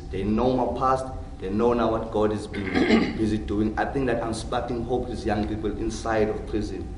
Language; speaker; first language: English; non-native, local second language; Xhosa